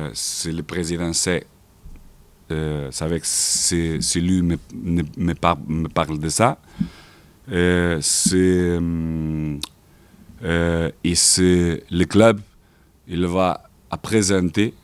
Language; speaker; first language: French; non-native, fluent; Portuguese